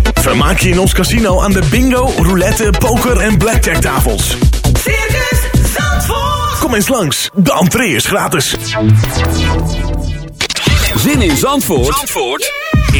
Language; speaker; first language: Dutch; native; Dutch